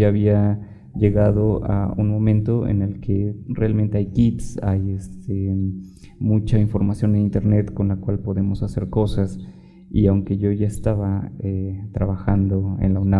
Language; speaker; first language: Spanish; native; Spanish